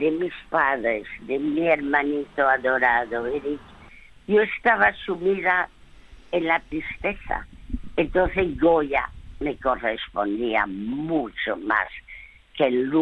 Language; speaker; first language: Spanish; early bilingual, other home language; French